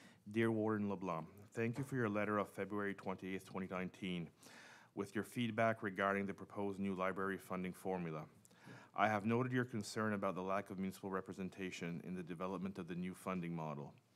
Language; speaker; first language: English; non-native, local second language; French